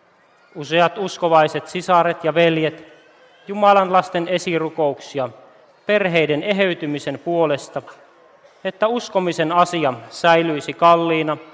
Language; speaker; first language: Finnish; native; Finnish